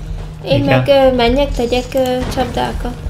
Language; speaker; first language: Hungarian; native; Hungarian